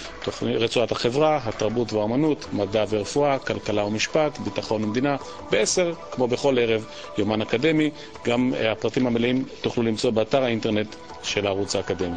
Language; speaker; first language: Hebrew; native; Hebrew